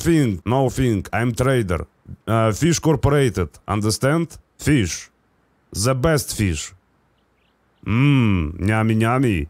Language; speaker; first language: English; non-native, learner; Russian